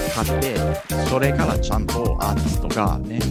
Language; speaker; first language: Japanese; non-native, fluent; English